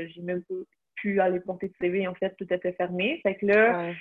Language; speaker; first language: French; native; French